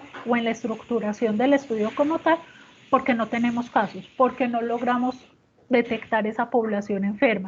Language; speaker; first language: Spanish; native; Spanish